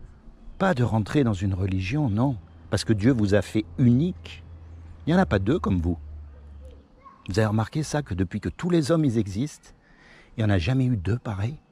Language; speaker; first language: French; native; French